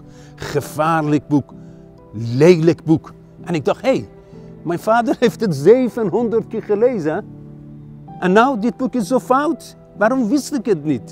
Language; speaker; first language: Dutch; non-native, fluent; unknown